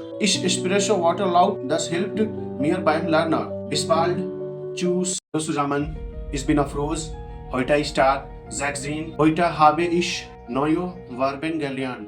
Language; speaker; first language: German; non-native, learner; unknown